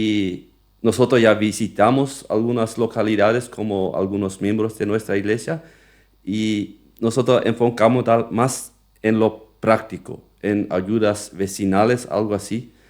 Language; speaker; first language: Spanish; non-native, local second language; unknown